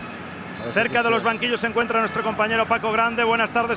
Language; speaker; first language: Spanish; native; Spanish